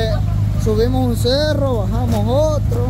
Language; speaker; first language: Spanish; native; Spanish